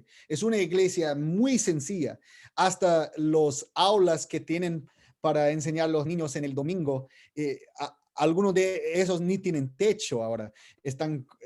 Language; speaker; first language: Spanish; non-native, fluent; English